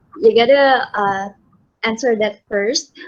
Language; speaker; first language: English; non-native, fluent; Indonesian